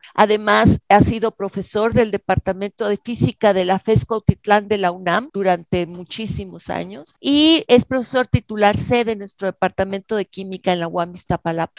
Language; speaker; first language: Spanish; native; Spanish